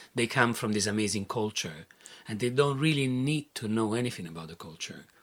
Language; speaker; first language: English; non-native, fluent; Italian